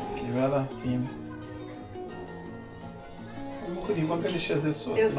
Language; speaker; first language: Portuguese; non-native, local second language; Kabuverdianu